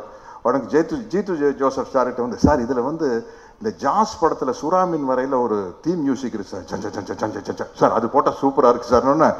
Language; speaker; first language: Tamil; native; Tamil